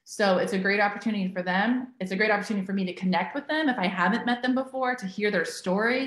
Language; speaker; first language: English; native; English